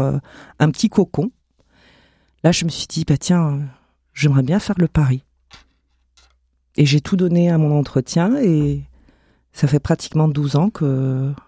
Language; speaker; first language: French; non-native, local second language; Somali